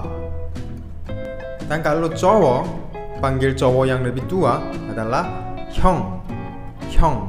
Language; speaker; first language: Indonesian; non-native, fluent; Korean